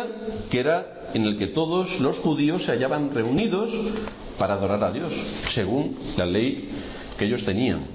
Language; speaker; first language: Spanish; native; Spanish